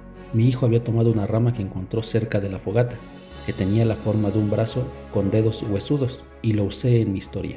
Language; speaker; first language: Spanish; native; Spanish